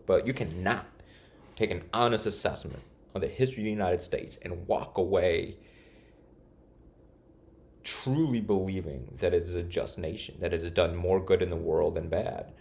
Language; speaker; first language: English; native; English